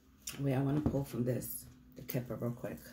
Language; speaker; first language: English; native; English